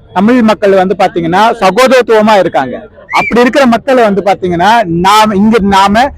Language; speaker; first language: Tamil; non-native, local second language; Telugu